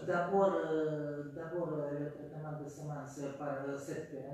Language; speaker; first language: French; non-native, fluent; Russian